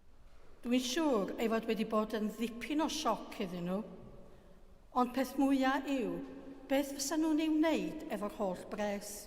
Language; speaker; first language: Welsh; native; Welsh